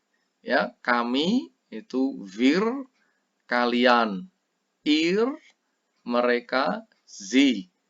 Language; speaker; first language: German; non-native, fluent; Indonesian